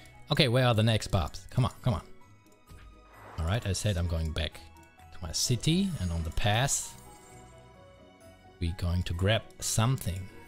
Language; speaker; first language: English; non-native, fluent; German